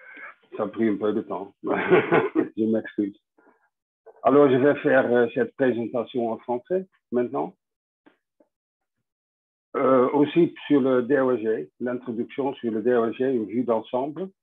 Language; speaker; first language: French; non-native, fluent; Dutch